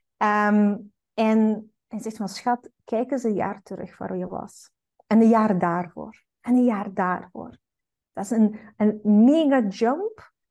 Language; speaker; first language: Dutch; non-native, fluent; Russian